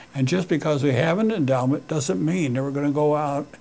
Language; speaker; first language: English; native; English